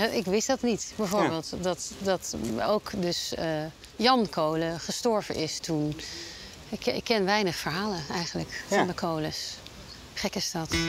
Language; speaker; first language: Dutch; native; Dutch